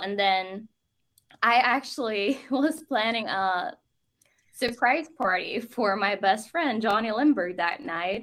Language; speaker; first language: English; non-native, fluent; Norwegian